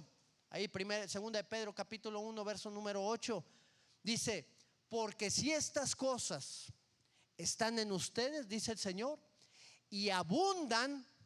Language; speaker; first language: Spanish; native; Spanish